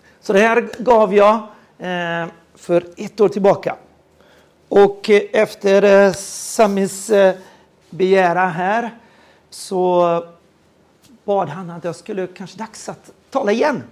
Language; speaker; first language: Swedish; non-native, fluent; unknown